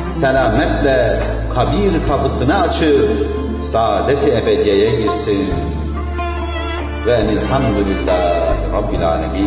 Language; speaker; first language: Turkish; native; Turkish